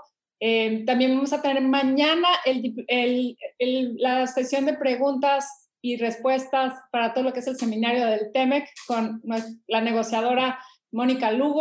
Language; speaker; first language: Spanish; native; Spanish